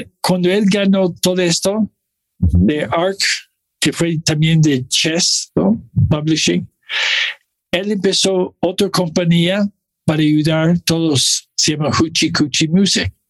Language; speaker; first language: Spanish; non-native, fluent; English